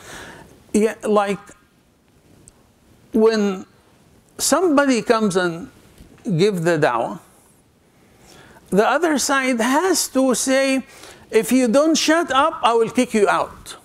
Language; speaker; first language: English; non-native, fluent; Arabic